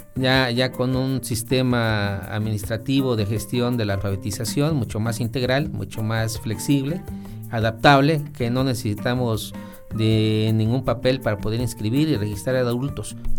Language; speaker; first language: Spanish; native; Spanish